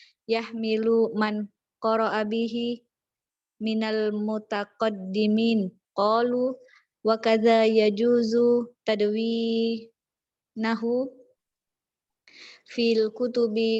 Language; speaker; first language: Arabic; non-native, learner; Indonesian